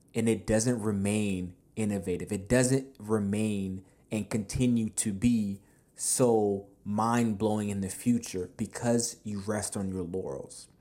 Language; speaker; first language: English; native; English